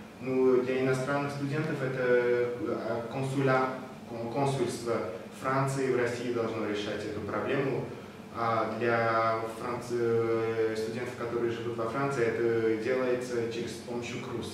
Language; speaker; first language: Russian; non-native, local second language; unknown